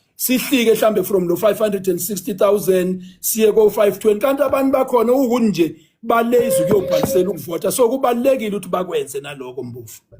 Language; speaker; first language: Zulu; native; Zulu